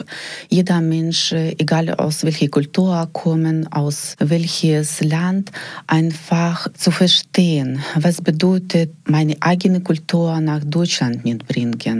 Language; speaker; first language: German; non-native, fluent; Ukrainian